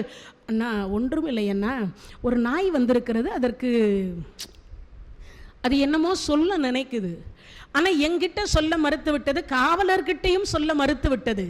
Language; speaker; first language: Tamil; native; Tamil